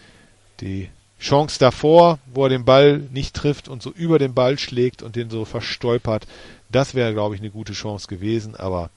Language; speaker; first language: German; native; German